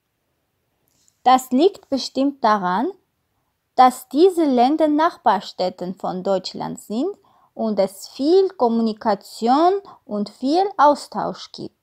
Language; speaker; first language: German; non-native, fluent; Armenian